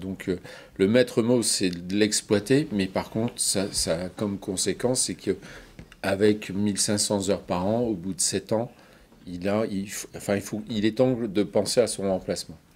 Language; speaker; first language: French; native; French